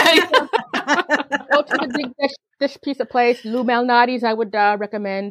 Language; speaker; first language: English; native; English